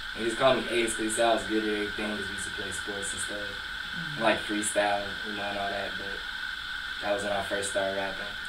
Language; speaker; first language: English; native; English